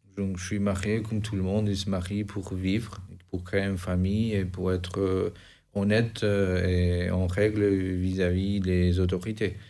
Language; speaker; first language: French; non-native, fluent; Albanian